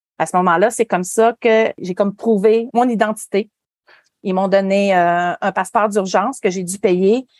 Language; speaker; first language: French; native; French